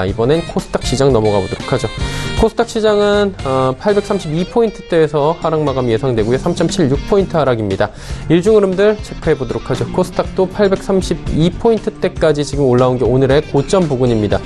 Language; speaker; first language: Korean; native; Korean